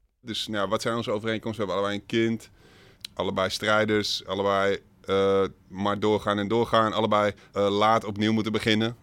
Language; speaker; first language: Dutch; native; Dutch